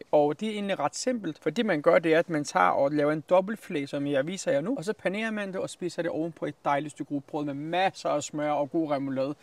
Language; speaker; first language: Danish; early bilingual, other home language; Turkish